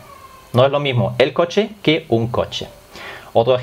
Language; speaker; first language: Spanish; non-native, fluent; German